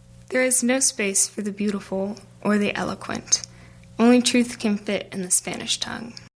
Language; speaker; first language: English; native; English